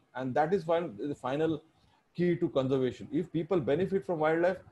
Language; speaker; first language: English; non-native, local second language; Marathi